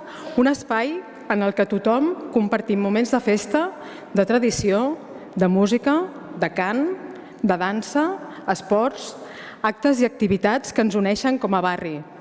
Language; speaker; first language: Catalan; native; Catalan